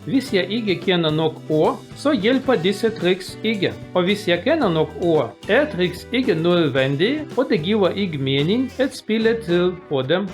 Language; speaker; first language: Danish; non-native, learner; Russian